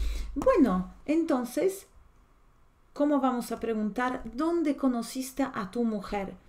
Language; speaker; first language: Spanish; non-native, fluent; Polish